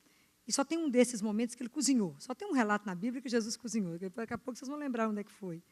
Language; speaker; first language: Portuguese; native; Portuguese